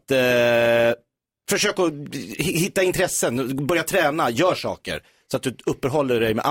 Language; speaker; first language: Swedish; native; Swedish